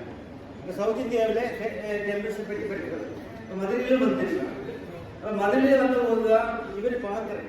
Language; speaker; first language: Tamil; non-native, learner; Malayalam